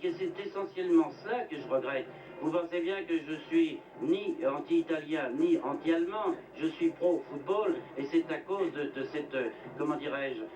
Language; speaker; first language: French; native; French